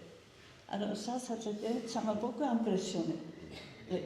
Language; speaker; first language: French; non-native, learner; Japanese